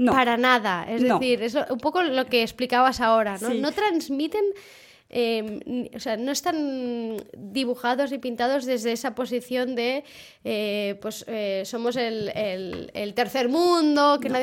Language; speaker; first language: Spanish; non-native, local second language; Catalan